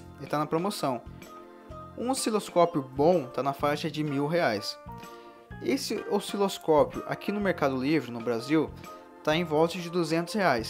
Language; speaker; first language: Portuguese; native; Portuguese